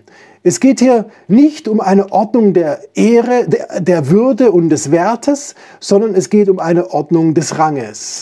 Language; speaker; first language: German; native; German